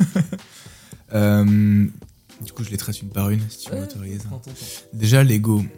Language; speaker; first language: French; native; French